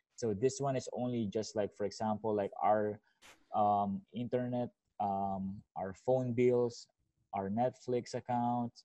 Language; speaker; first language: English; non-native, local second language; Filipino